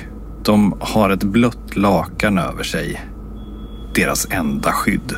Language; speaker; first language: Swedish; native; Swedish